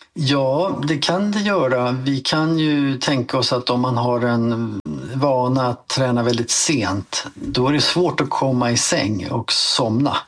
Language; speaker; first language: Swedish; native; Swedish